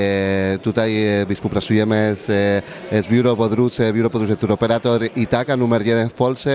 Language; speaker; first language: Polish; non-native, learner; Spanish